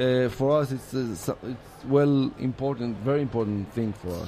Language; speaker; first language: English; non-native, fluent; Hebrew